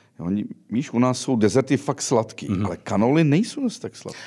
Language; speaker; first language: Czech; native; Czech